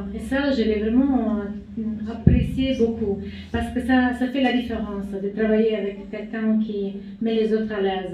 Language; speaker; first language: French; non-native, fluent; Italian